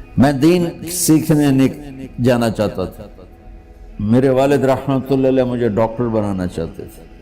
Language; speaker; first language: Urdu; non-native, local second language; Punjabi